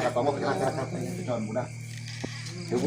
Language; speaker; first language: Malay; non-native, local second language; Sundanese